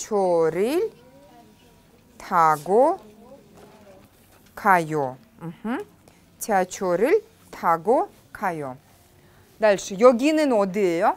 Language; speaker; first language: Korean; non-native, fluent; Russian